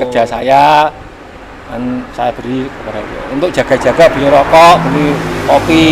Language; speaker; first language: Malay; non-native, local second language; Javanese